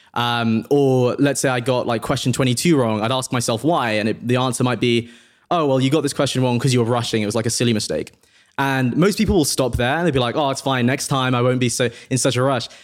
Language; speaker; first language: English; native; English